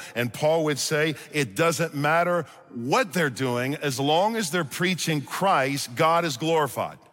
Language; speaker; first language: English; native; English